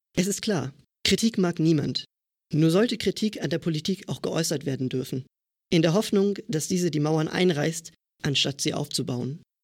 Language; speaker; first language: German; native; German